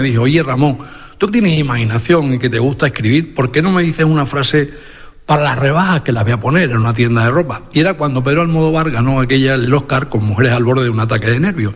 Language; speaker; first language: Spanish; native; Spanish